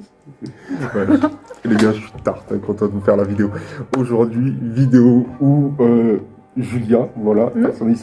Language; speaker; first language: French; native; French